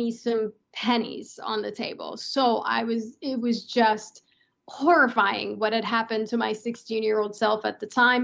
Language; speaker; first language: English; non-native, fluent; Persian